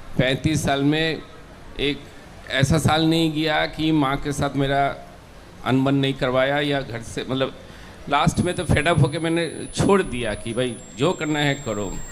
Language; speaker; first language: Hindi; non-native, local second language; Bangla